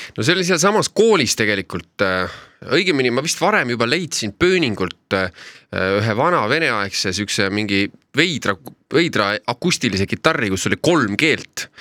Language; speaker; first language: Estonian; native; Estonian